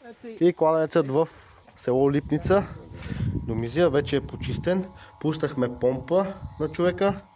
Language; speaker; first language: Bulgarian; native; Bulgarian